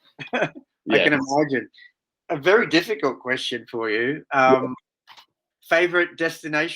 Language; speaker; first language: English; native; English